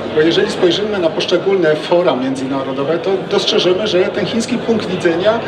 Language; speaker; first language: Polish; native; Polish